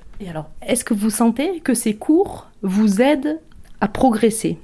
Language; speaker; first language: French; native; French